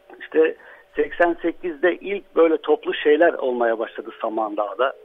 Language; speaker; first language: Turkish; non-native, local second language; Arabic